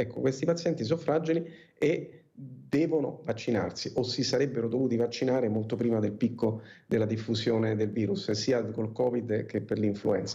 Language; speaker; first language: Italian; native; Italian